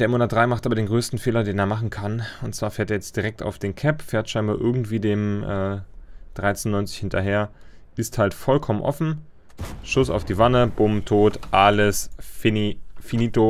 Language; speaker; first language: German; native; German